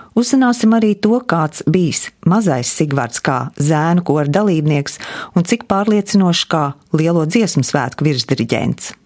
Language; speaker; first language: Latvian; native; Latvian